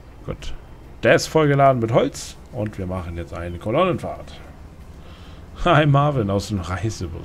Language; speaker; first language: German; native; German